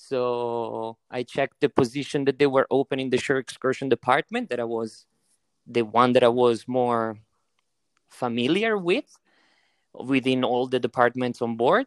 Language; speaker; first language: English; non-native, fluent; Italian